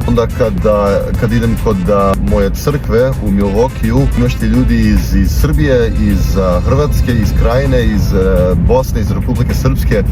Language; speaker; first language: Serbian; early bilingual, heritage; English